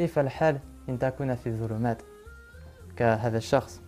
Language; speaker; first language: Arabic; non-native, learner; French